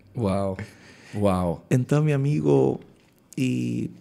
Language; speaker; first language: Portuguese; non-native, learner; Spanish